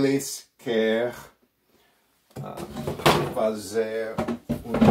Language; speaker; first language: Portuguese; non-native, learner; Spanish